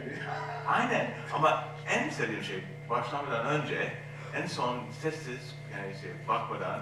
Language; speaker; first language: Turkish; non-native, learner; English